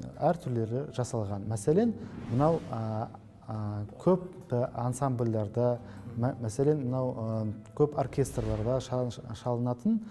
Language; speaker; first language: Kazakh; non-native, local second language; Uzbek